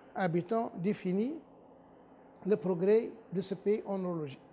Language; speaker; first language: French; non-native, local second language; Arabic